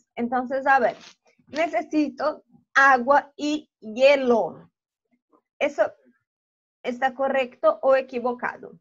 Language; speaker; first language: Spanish; non-native, fluent; Portuguese